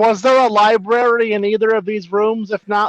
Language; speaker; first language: English; native; English